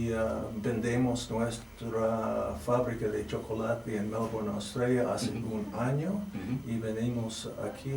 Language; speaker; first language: Spanish; non-native, fluent; English